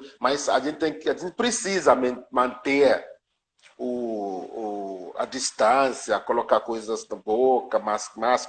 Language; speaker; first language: Portuguese; non-native, learner; Yoruba